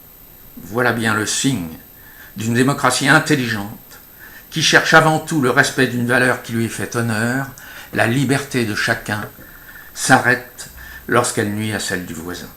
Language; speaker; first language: French; native; French